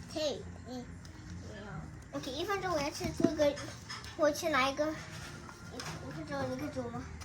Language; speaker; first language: Chinese; early bilingual, heritage; Chinese